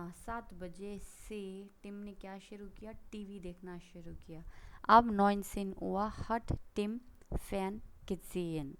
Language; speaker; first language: Hindi; native; Hindi